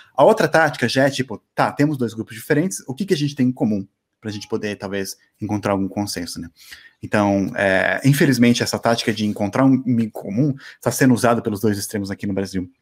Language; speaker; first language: Portuguese; native; Portuguese